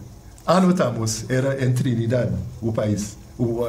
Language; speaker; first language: Portuguese; non-native, fluent; English